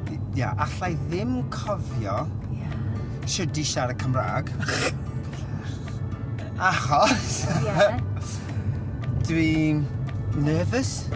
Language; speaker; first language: Welsh; non-native, learner; English